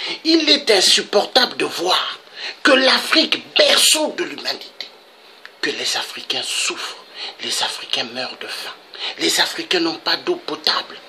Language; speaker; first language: French; non-native, local second language; Kongo